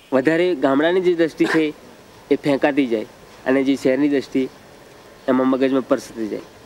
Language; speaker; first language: Gujarati; non-native, local second language; Rathawi